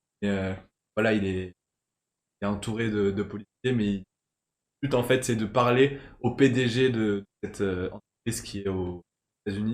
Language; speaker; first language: French; native; French